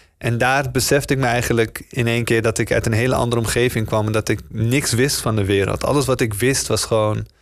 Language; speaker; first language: Dutch; native; Dutch